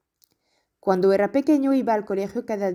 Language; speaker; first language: Spanish; non-native, fluent; French